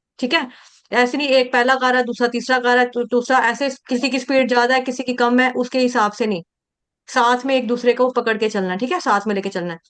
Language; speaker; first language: Hindi; native; Hindi